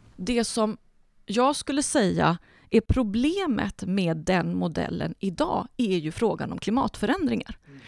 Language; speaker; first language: Swedish; early bilingual, other home language; Spanish